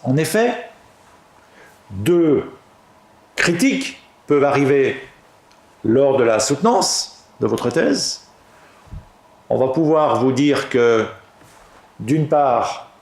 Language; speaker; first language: French; native; French